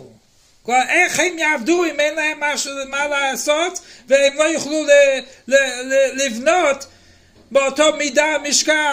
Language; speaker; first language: Hebrew; non-native, fluent; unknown